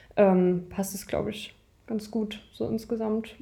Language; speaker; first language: German; native; German